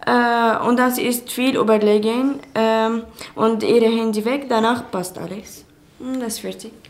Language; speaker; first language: German; non-native, learner; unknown